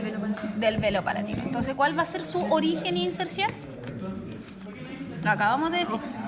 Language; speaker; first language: Spanish; native; Spanish